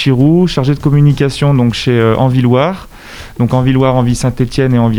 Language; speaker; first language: French; native; French